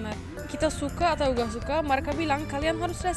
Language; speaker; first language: Indonesian; non-native, fluent; Turkish